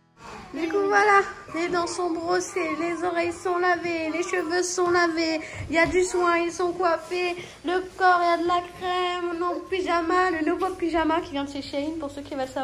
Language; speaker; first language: French; native; French